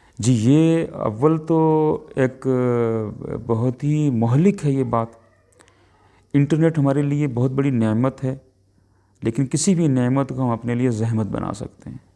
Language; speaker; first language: Urdu; non-native, local second language; Pahari-Potwari